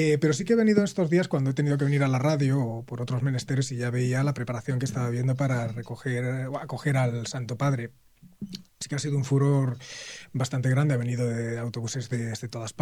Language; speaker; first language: Spanish; native; Spanish